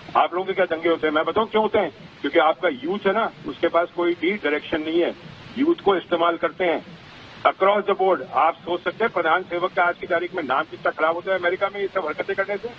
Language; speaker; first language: Hindi; native; Hindi